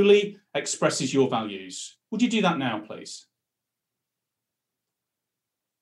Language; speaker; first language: English; native; English